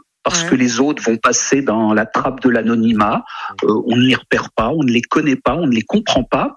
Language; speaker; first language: French; native; French